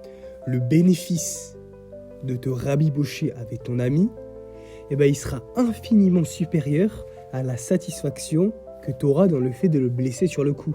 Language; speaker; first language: French; native; French